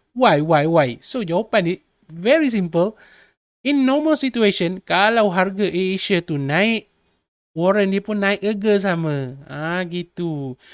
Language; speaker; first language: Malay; native; Malay